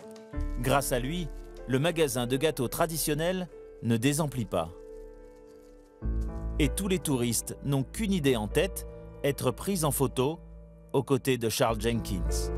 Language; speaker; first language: French; native; French